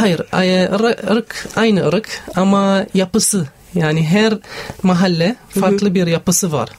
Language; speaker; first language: Turkish; non-native, learner; Arabic